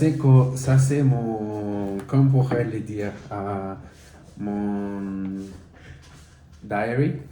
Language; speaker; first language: French; non-native, learner; Spanish